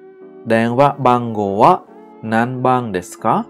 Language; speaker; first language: Japanese; non-native, learner; Khmer